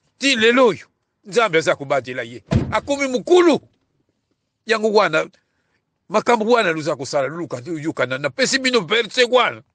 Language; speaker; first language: Lingala; non-native, local second language; Kongo